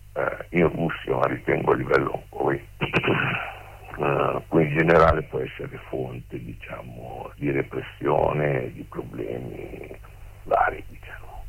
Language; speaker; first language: Italian; native; Italian